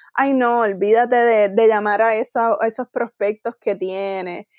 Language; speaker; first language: Spanish; native; Spanish